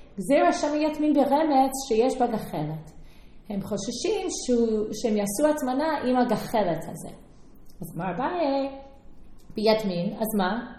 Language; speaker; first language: Hebrew; non-native, fluent; English